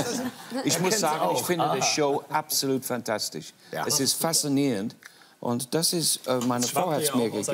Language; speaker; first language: German; non-native, fluent; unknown